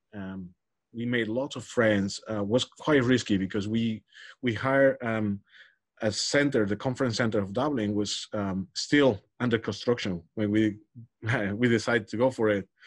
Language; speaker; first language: English; non-native, fluent; Spanish